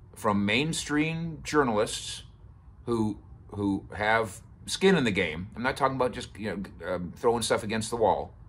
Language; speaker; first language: English; native; English